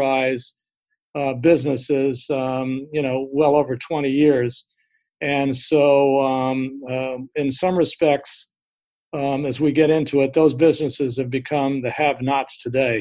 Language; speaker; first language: English; native; English